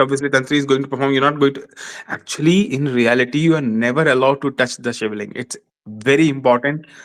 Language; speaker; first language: English; non-native, local second language; Hindi